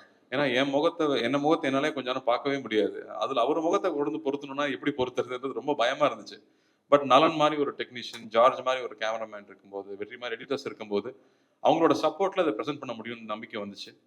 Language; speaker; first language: Tamil; native; Tamil